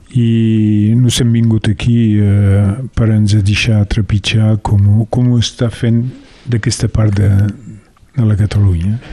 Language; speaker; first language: Catalan; native; Catalan